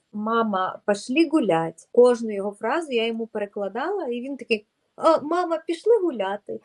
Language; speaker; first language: Ukrainian; non-native, local second language; Russian